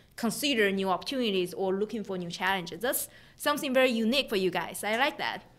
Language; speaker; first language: English; non-native, fluent; Chinese